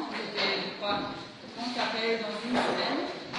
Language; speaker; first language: French; non-native, fluent; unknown